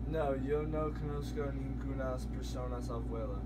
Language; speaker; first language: Spanish; non-native, learner; English